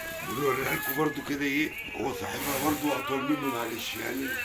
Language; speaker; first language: Arabic; native; Arabic